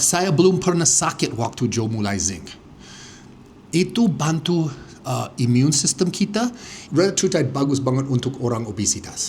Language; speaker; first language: Indonesian; non-native, fluent; English